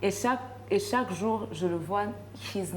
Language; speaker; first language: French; non-native, local second language; Rundi